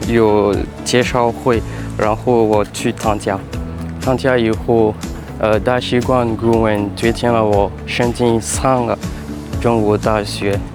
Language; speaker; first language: Chinese; non-native, learner; French